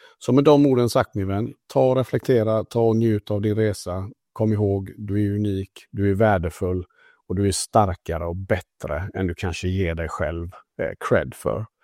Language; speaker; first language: Swedish; early bilingual, other home language; Italian